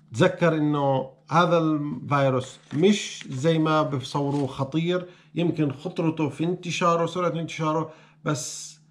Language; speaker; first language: Arabic; native; Arabic